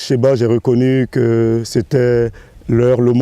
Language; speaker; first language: French; non-native, local second language; Baoulé